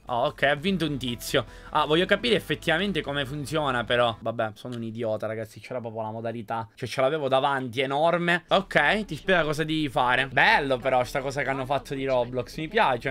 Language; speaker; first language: Italian; native; Italian